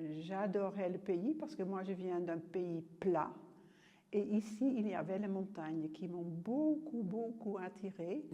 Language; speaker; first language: French; non-native, fluent; Dutch